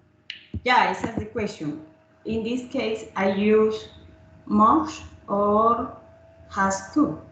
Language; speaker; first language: English; non-native, learner; Spanish